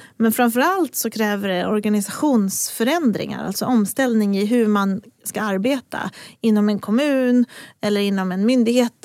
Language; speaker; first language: Swedish; native; Swedish